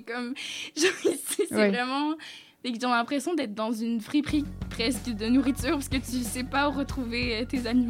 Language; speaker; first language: French; native; French